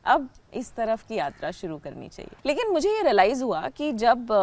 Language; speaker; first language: Hindi; native; Hindi